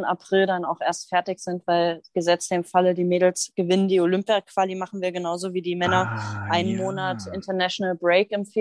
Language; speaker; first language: German; native; German